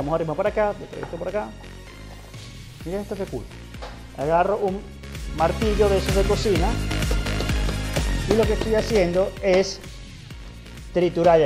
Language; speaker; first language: Spanish; native; Spanish